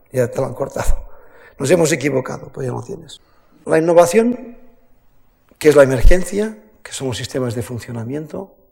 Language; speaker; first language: Spanish; native; Spanish